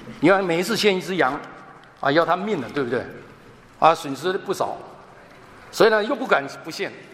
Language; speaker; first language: Chinese; non-native, local second language; Hakka Chinese